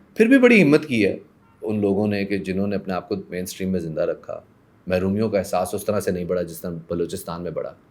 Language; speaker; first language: Urdu; non-native, local second language; Persian